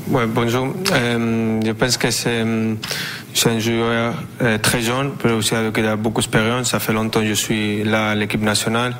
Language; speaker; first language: French; non-native, fluent; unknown